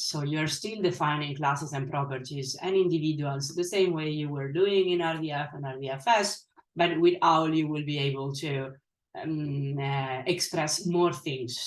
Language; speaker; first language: English; non-native, fluent; Italian